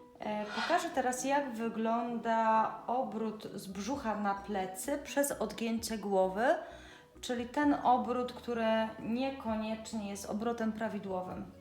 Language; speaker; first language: Polish; native; Polish